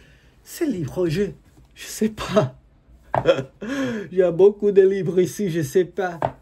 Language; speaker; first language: French; non-native, learner; Portuguese